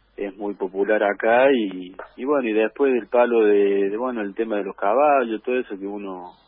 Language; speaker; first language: Spanish; native; Spanish